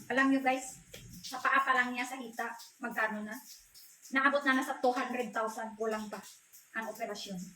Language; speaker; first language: Filipino; non-native, local second language; Cebuano